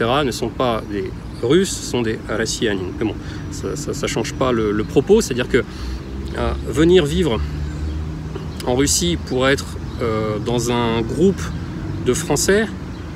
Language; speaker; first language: French; native; French